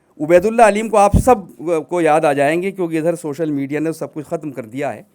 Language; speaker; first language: Urdu; native; Urdu